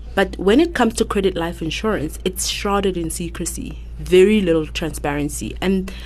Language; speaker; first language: English; non-native, local second language; Southern Sotho